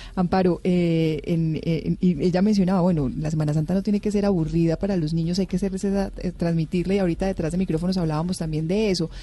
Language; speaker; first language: Spanish; native; Spanish